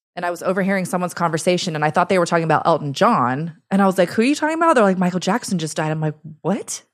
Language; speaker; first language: English; early bilingual, other home language; Italian